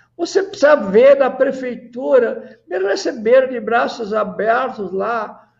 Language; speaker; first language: Portuguese; native; Portuguese